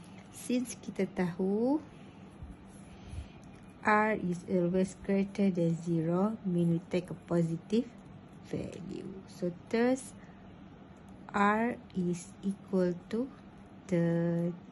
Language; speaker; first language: English; non-native, local second language; Malay